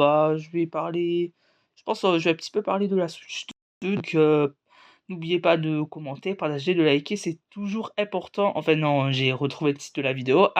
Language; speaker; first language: French; native; French